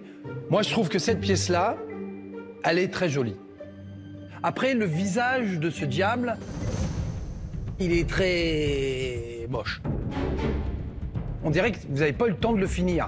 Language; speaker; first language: French; native; French